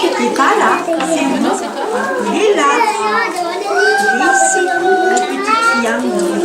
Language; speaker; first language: French; native; French